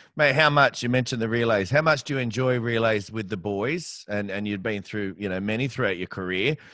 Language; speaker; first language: English; native; English